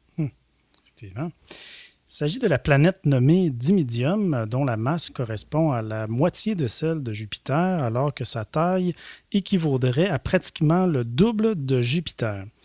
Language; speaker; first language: French; native; French